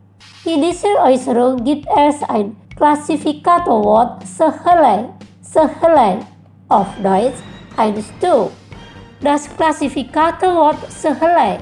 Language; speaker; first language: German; non-native, learner; Indonesian